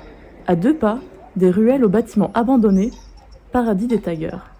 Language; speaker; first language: French; native; French